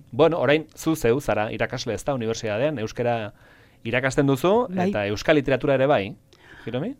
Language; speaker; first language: Basque; native; Basque